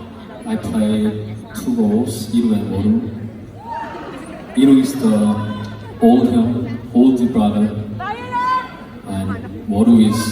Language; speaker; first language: English; non-native, learner; Korean